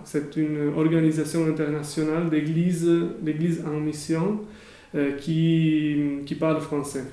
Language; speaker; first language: French; non-native, local second language; Italian